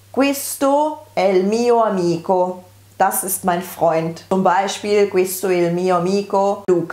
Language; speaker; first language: Italian; non-native, fluent; German